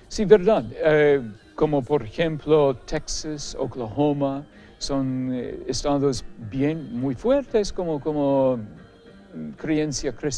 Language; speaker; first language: Spanish; non-native, fluent; English